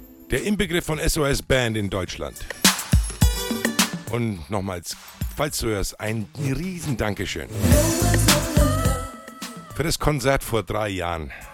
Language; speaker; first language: German; native; German